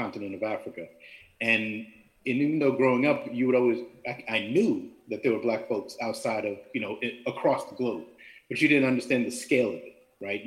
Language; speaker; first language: English; native; English